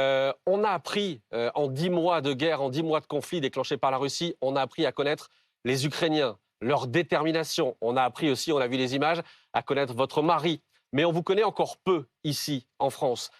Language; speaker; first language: French; native; French